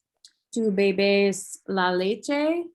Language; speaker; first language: Spanish; non-native, learner; English